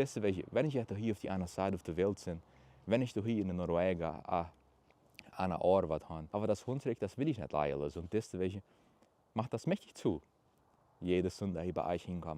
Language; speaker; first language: German; early bilingual, heritage; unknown